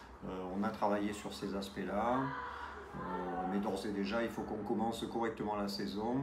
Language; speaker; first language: French; native; French